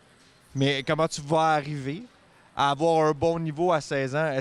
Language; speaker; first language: French; native; French